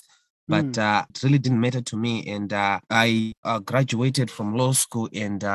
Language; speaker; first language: English; non-native, local second language; Shona